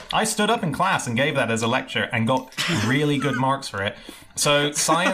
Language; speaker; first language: English; native; English